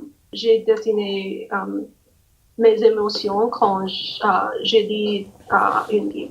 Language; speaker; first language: French; non-native, learner; English